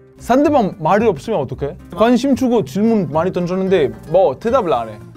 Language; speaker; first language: Korean; non-native, fluent; Italian